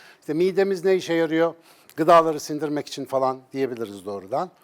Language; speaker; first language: Turkish; native; Turkish